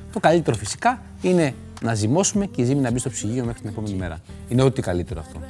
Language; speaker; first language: Greek; non-native, fluent; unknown